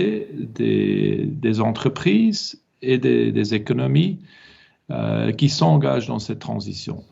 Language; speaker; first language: French; non-native, local second language; German